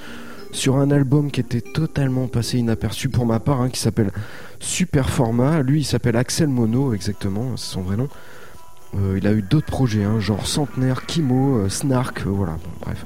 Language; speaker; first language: French; native; French